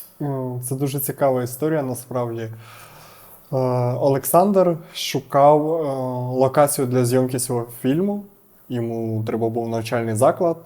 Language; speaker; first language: Ukrainian; native; Ukrainian